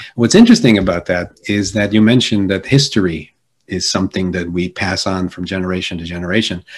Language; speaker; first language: English; early bilingual, other home language; Polish